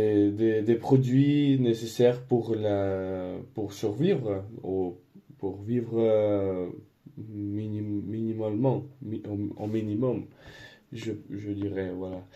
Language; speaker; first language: French; non-native, learner; Spanish